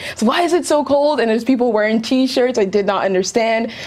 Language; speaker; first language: English; early bilingual, other home language; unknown